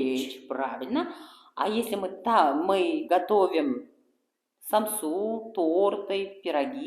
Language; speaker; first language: Russian; non-native, local second language; Kara-Kalpak